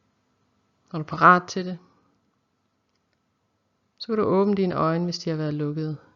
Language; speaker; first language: Danish; native; Danish